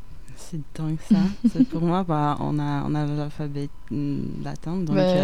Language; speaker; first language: French; non-native, fluent; Slovak